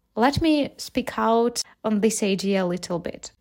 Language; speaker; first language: English; non-native, fluent; Ukrainian